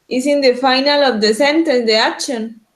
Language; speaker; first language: English; non-native, learner; Spanish